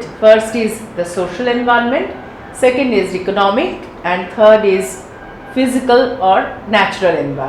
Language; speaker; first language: English; non-native, local second language; Bangla